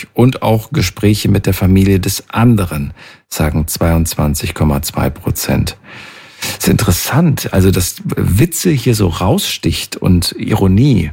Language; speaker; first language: German; native; German